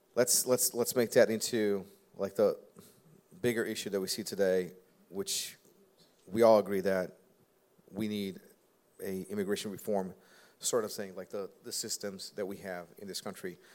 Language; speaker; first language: English; non-native, fluent; Portuguese